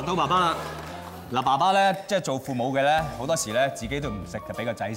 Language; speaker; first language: Cantonese; native; Cantonese